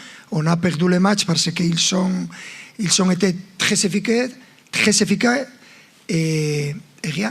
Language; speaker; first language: French; non-native, fluent; Spanish